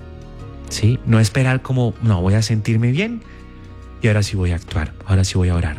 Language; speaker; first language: Spanish; native; Spanish